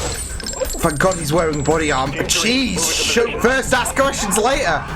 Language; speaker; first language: English; native; English